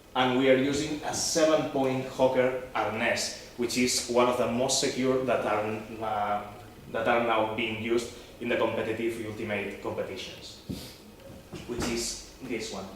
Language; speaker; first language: English; non-native, fluent; Catalan